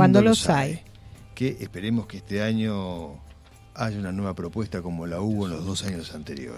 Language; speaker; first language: Spanish; native; Spanish